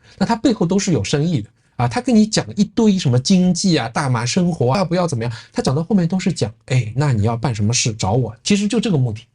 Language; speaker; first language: Chinese; native; Chinese